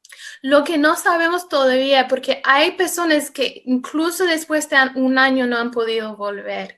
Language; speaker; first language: Spanish; non-native, fluent; English